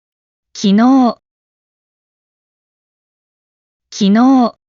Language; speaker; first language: Japanese; native; Japanese